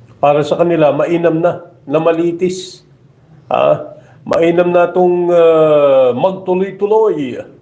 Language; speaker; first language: Filipino; native; Filipino